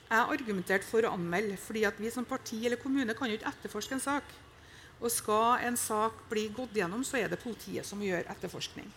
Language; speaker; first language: Norwegian; native; Norwegian